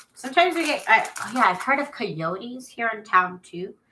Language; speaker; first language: English; native; English